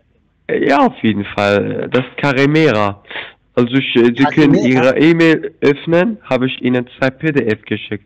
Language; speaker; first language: German; non-native, fluent; Arabic